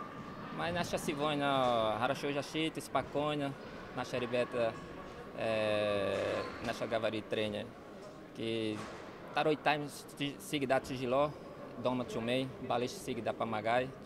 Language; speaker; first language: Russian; non-native, learner; Portuguese